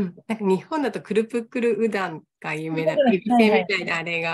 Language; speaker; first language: Japanese; native; Japanese